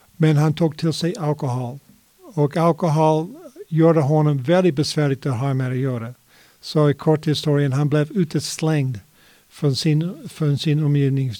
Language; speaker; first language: Swedish; non-native, fluent; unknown